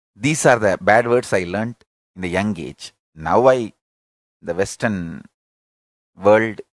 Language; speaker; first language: English; non-native, local second language; Tamil